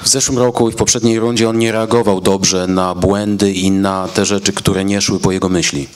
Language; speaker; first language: Polish; native; Polish